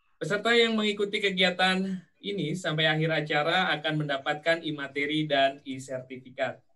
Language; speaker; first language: Indonesian; native; Indonesian